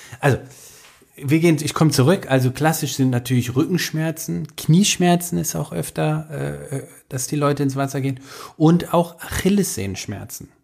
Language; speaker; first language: German; native; German